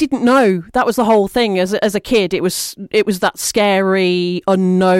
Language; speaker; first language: English; native; English